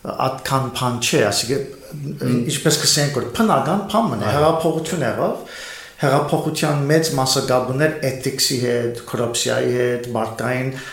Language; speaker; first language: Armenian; native; Armenian